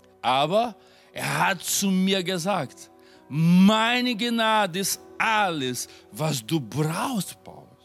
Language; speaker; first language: German; non-native, fluent; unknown